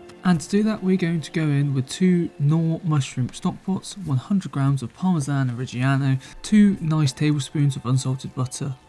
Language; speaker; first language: English; native; English